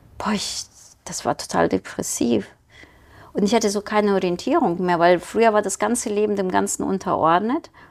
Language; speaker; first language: German; non-native, fluent; Ukrainian